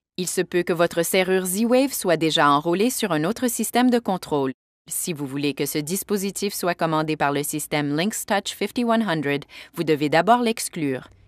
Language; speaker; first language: French; native; French